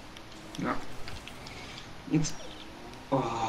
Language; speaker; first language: German; native; German